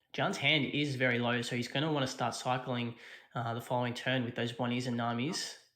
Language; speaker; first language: English; native; English